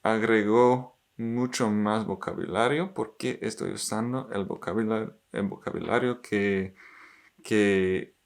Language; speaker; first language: Spanish; non-native, learner; English